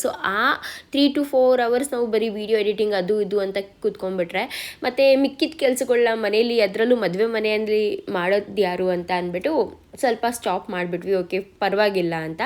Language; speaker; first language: Kannada; native; Kannada